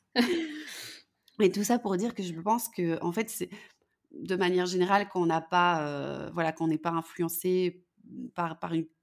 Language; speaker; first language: French; native; French